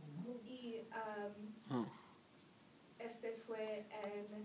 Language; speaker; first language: Spanish; non-native, learner; English